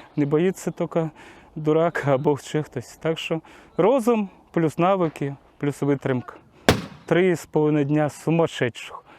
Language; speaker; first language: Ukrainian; non-native, local second language; Russian